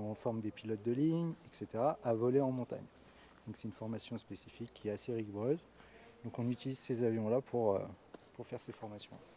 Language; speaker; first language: French; native; French